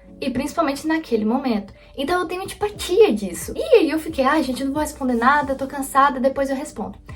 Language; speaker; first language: Portuguese; native; Portuguese